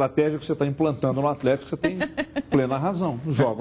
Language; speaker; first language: Portuguese; native; Portuguese